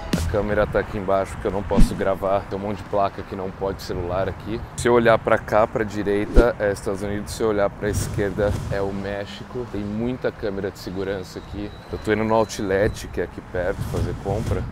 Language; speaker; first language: Portuguese; native; Portuguese